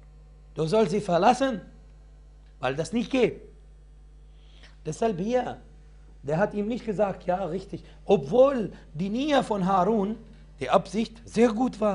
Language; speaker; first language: German; non-native, fluent; Arabic